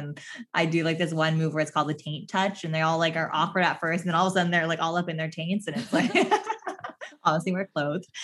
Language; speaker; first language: English; native; English